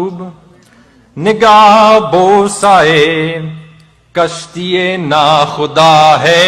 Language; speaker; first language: Urdu; non-native, fluent; English